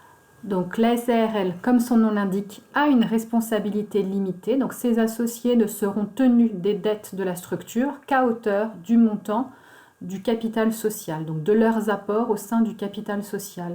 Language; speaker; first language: French; native; French